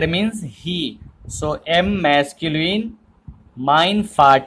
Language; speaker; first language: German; non-native, learner; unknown